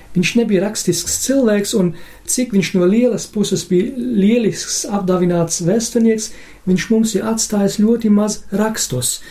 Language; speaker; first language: Latvian; non-native, fluent; German